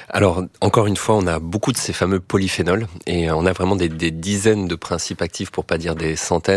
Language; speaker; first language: French; native; French